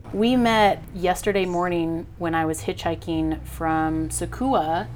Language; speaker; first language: English; native; English